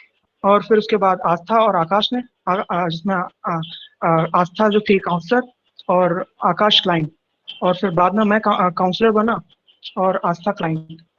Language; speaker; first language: Hindi; native; Hindi